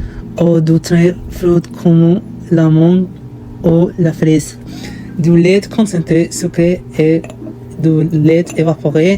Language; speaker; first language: French; non-native, learner; Spanish